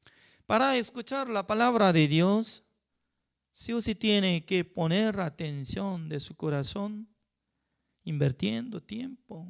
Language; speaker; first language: Spanish; non-native, fluent; Korean